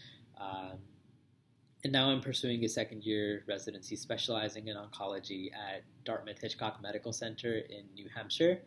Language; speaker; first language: English; native; English